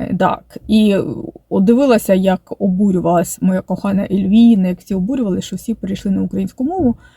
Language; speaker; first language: Ukrainian; non-native, local second language; Russian